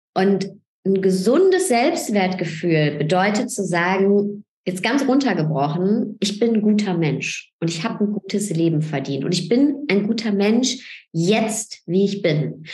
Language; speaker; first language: German; early bilingual, other home language; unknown